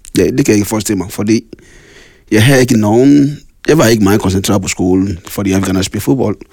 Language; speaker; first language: Danish; non-native, fluent; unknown